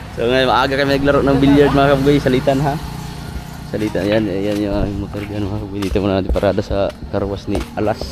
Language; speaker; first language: Filipino; non-native, local second language; Cebuano